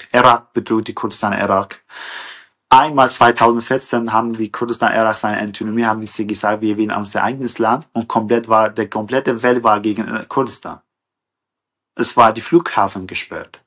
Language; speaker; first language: German; non-native, learner; Kurdish